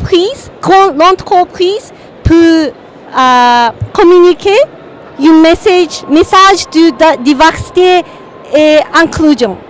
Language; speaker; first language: French; non-native, learner; Japanese